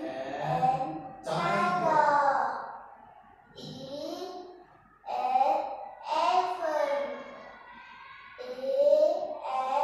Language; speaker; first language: English; non-native, learner; Vietnamese